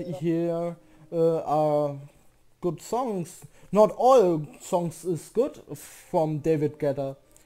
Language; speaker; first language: English; non-native, learner; German